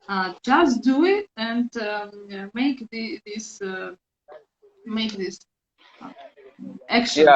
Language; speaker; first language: English; non-native, learner; Russian